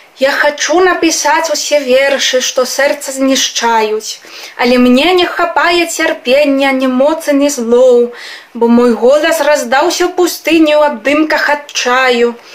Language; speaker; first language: Belarusian; non-native, fluent; Spanish